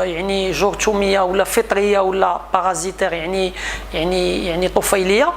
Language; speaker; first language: Arabic; native; Arabic